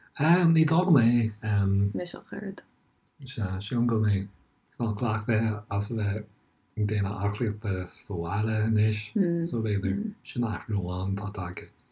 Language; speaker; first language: Irish; native; Irish